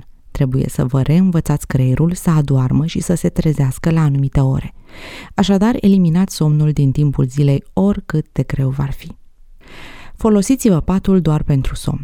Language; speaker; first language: Romanian; native; Romanian